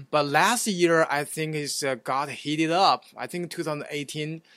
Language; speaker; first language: English; non-native, fluent; Chinese